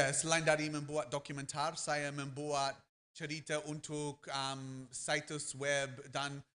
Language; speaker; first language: Indonesian; non-native, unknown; English